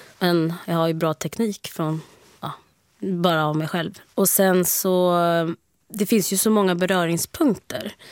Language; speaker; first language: Swedish; early bilingual, heritage; Swedish